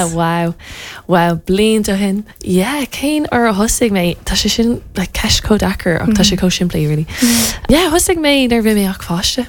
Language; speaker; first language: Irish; non-native, local second language; English